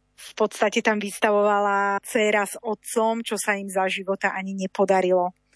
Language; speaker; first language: Slovak; native; Slovak